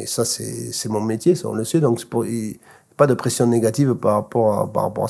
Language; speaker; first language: French; native; French